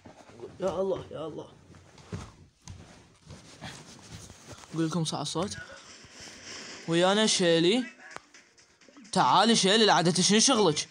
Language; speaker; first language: Arabic; native; Arabic